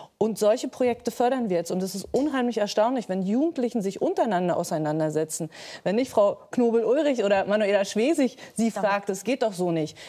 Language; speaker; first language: German; native; German